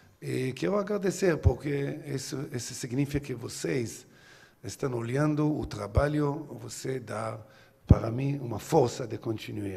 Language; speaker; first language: Portuguese; non-native, learner; Hebrew